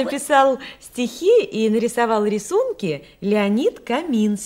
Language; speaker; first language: Russian; native; Russian